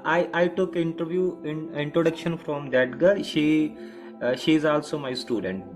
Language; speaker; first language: English; non-native, fluent; Hindi